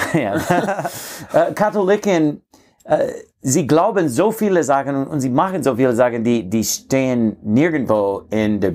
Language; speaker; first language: German; non-native, fluent; English